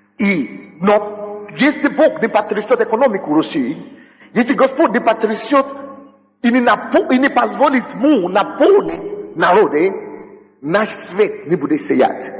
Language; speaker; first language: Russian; non-native, fluent; Yoruba